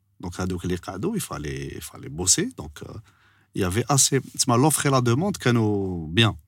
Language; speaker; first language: French; non-native, local second language; Arabic